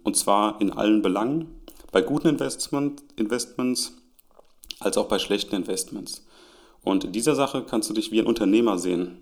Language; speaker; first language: German; native; German